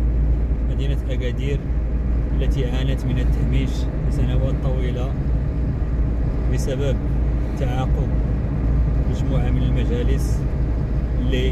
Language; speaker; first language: Arabic; native; Arabic